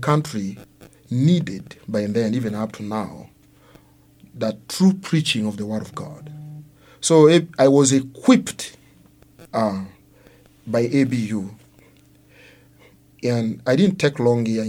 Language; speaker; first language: English; non-native, fluent; Luo (Kenya and Tanzania)